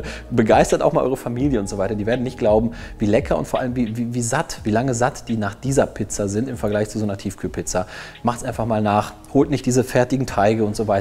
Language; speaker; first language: German; native; German